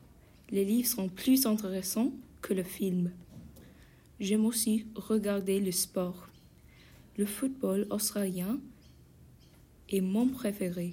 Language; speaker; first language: French; non-native, learner; English